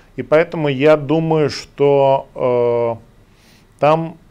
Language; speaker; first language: Russian; native; Russian